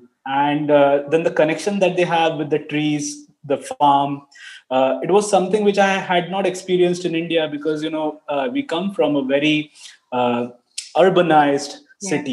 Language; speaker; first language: English; non-native, local second language; Marathi